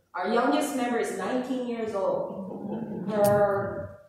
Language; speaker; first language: English; native; English